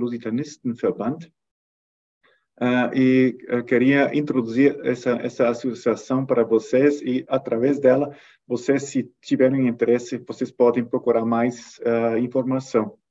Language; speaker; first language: Portuguese; non-native, fluent; German